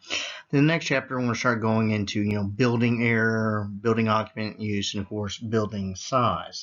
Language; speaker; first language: English; native; English